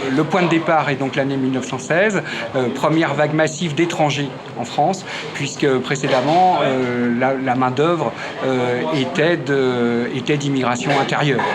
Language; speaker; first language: French; native; French